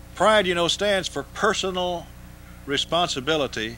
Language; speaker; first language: English; native; English